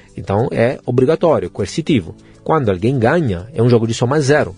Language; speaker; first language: Portuguese; non-native, fluent; Italian